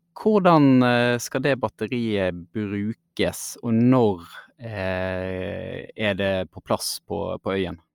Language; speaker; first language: Norwegian; native; Norwegian